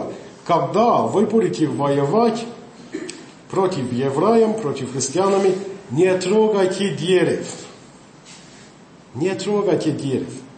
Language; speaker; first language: Russian; non-native, learner; English